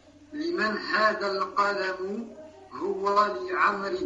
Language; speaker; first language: Arabic; non-native, learner; French